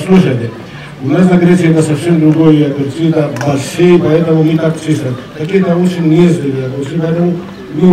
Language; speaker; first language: Russian; non-native, learner; Greek